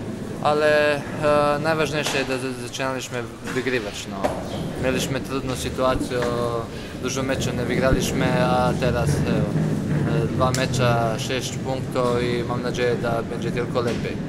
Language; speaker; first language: Polish; non-native, fluent; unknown